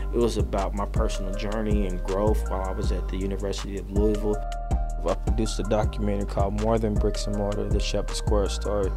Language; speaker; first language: English; native; English